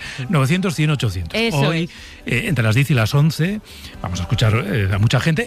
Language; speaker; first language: Spanish; native; Spanish